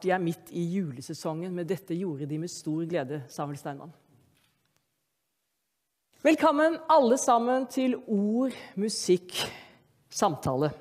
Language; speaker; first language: Norwegian; native; Norwegian